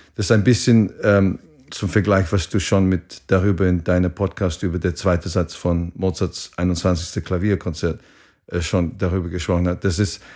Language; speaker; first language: German; non-native, fluent; English